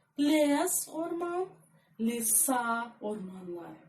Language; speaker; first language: Turkish; non-native, fluent; Russian